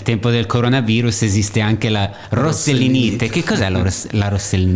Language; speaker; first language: Italian; native; Italian